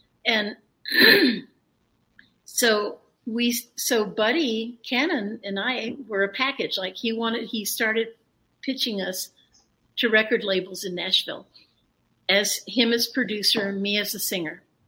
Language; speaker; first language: English; early bilingual, other home language; Spanish